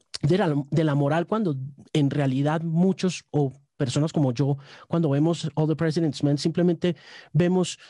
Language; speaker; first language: Spanish; native; Spanish